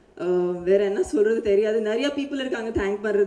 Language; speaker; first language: Tamil; early bilingual, heritage; Tamil